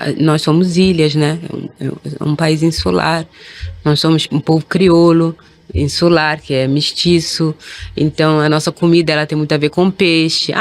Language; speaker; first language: Portuguese; early bilingual, other home language; Kabuverdianu